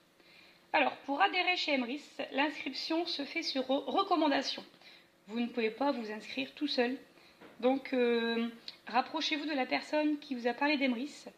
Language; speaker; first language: French; native; French